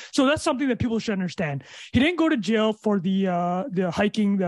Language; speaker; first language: English; native; English